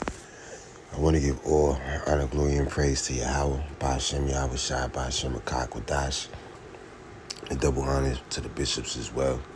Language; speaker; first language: English; native; English